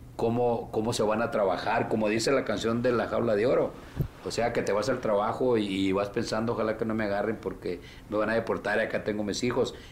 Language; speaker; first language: Spanish; native; Spanish